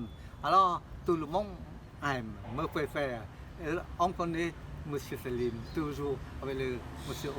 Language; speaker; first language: French; non-native, fluent; Khmer